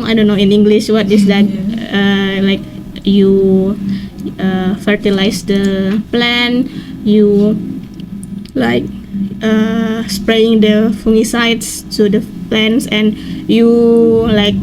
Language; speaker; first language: English; non-native, learner; Indonesian